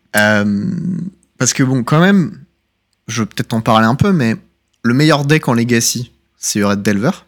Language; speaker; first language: French; native; French